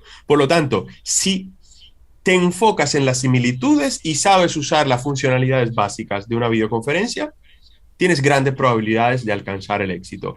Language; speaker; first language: Spanish; native; Spanish